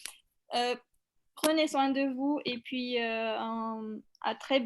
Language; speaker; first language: French; non-native, fluent; Macedonian